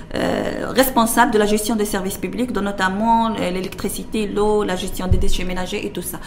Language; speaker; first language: French; non-native, local second language; Arabic